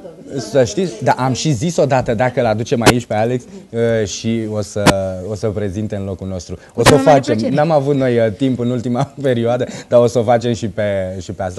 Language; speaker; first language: Romanian; native; Romanian